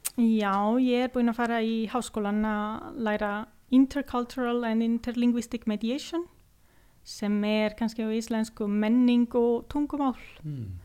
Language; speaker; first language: Icelandic; non-native, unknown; Italian